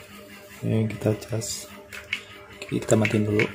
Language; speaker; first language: Indonesian; native; Indonesian